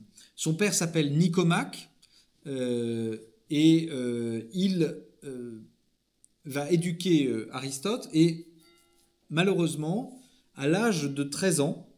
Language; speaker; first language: French; native; French